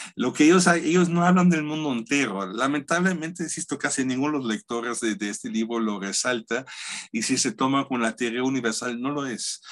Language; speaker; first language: Spanish; non-native, fluent; German